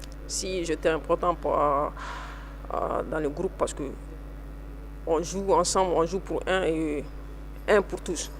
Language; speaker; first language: French; non-native, local second language; Bambara